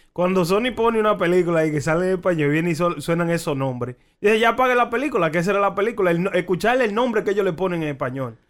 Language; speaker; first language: Spanish; early bilingual, heritage; Spanish